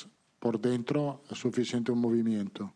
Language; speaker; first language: Portuguese; non-native, learner; Italian